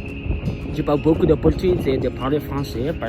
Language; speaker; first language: French; non-native, learner; Indonesian